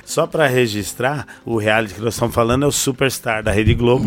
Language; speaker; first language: Portuguese; native; Portuguese